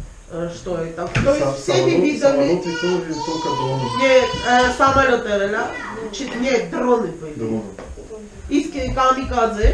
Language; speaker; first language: Russian; non-native, fluent; Armenian